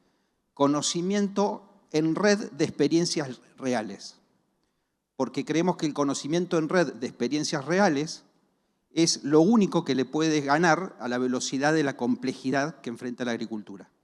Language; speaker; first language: Spanish; native; Spanish